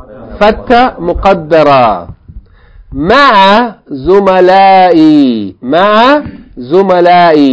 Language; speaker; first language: Arabic; non-native, fluent; English